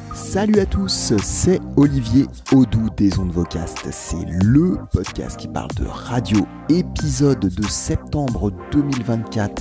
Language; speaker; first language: French; native; French